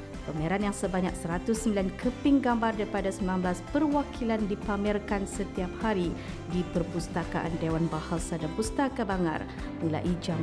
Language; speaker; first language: Malay; native; Malay